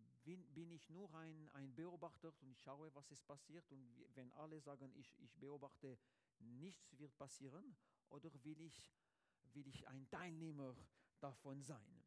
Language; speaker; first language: German; non-native, learner; French